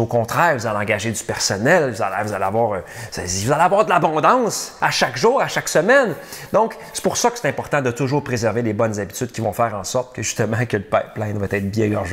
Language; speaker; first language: French; native; French